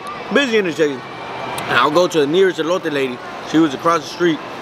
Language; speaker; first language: English; early bilingual, other home language; Spanish